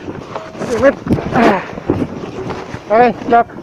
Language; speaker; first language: Russian; non-native, learner; Filipino